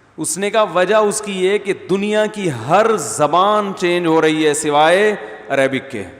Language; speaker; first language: Urdu; native; Urdu